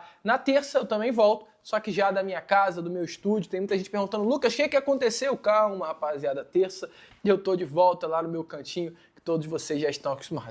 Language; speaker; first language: Portuguese; native; Portuguese